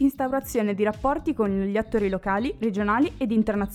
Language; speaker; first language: Italian; native; Italian